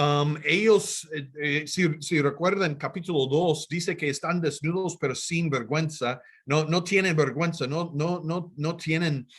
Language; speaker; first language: Spanish; non-native, fluent; English